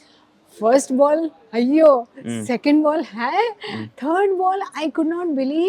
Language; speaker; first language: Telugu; non-native, learner; Hindi